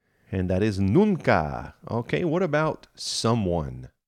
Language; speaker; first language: English; native; English